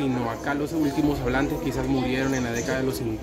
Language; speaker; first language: Spanish; native; Spanish